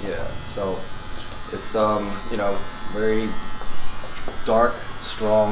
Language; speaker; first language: English; early bilingual, other home language; Thai